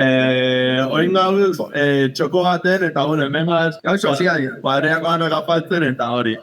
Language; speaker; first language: Basque; native; Basque